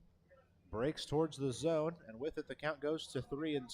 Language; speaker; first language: English; native; English